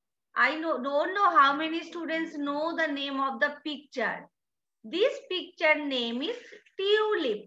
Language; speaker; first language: English; non-native, learner; Bangla